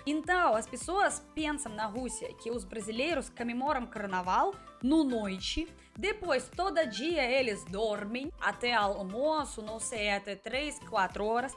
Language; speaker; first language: Portuguese; non-native, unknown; Russian